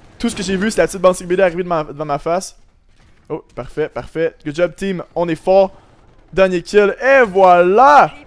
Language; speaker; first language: French; native; French